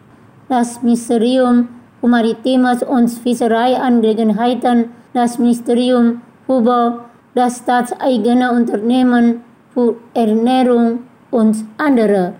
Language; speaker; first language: German; non-native, fluent; Indonesian